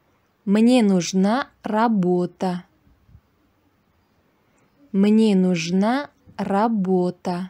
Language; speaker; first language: Russian; non-native, local second language; Uzbek